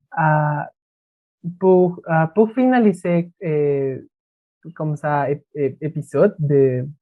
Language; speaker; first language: French; non-native, learner; Spanish